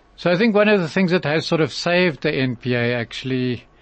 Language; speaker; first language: English; native; English